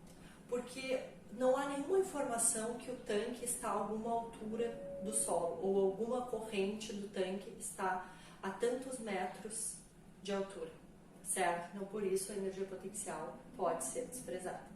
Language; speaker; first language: Portuguese; native; Portuguese